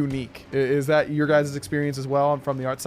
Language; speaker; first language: English; native; English